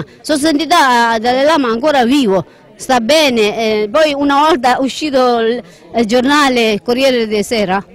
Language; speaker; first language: Italian; non-native, learner; Tibetan